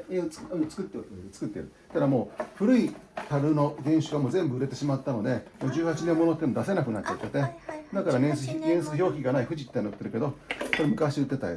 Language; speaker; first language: Japanese; native; Japanese